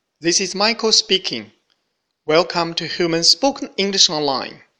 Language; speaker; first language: English; non-native, fluent; Chinese